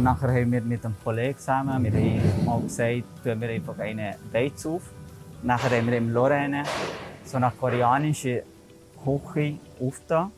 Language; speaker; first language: German; non-native, learner; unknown